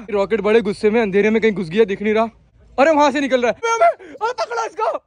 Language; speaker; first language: Urdu; native; Urdu